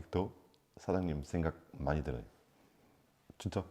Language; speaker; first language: Korean; non-native, fluent; French